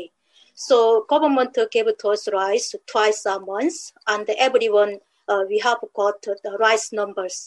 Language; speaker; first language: English; non-native, learner; Korean